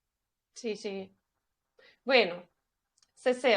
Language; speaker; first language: Spanish; non-native, fluent; Russian